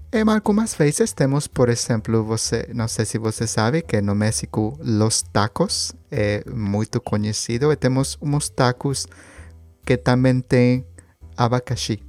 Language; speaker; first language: Portuguese; non-native, learner; Spanish